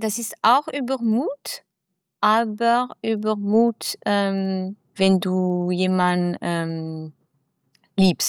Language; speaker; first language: German; non-native, fluent; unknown